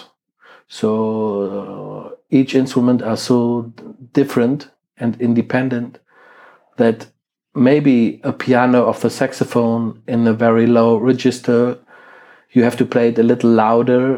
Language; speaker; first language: English; non-native, fluent; German